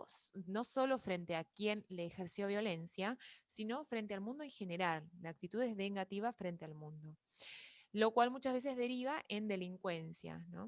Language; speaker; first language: Spanish; native; Spanish